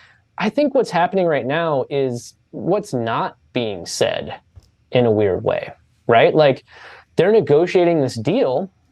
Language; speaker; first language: English; native; English